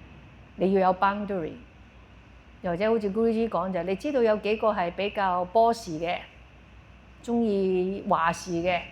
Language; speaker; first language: Cantonese; native; Cantonese